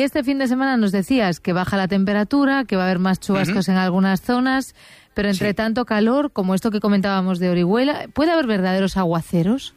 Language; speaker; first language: Spanish; native; Spanish